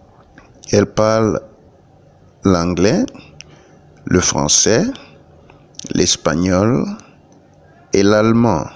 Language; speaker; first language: French; non-native, learner; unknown